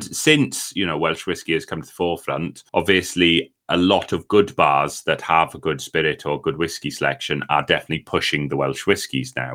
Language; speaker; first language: English; native; English